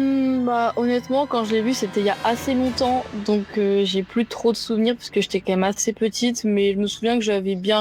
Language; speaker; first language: French; native; French